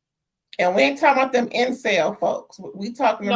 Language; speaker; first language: English; native; English